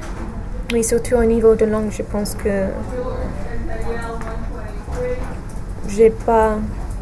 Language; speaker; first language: French; non-native, fluent; English